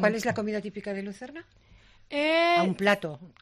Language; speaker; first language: Spanish; native; Spanish